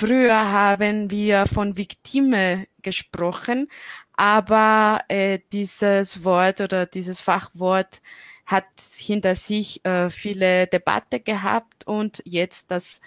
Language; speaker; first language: German; non-native, fluent; Spanish